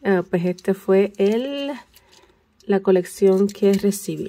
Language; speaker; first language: Spanish; native; Spanish